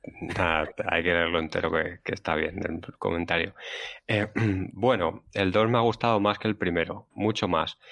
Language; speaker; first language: Spanish; native; Spanish